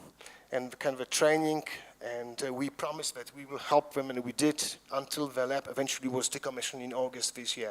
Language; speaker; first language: English; non-native, fluent; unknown